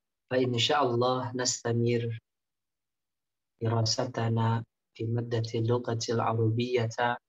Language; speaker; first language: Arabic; non-native, fluent; Indonesian